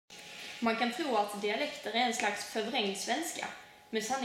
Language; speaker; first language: Swedish; native; Swedish